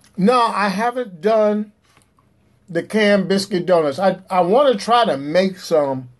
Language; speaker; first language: English; native; English